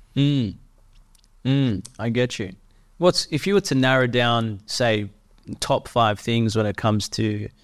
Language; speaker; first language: English; native; English